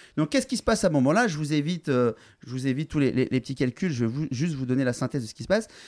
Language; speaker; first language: French; native; French